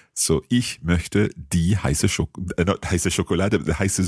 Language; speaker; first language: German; non-native, learner; English